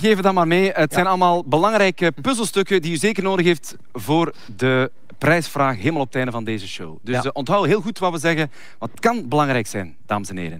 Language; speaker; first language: Dutch; native; Dutch